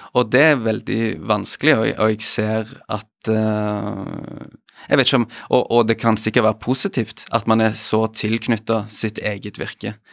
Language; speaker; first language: Norwegian; native; Norwegian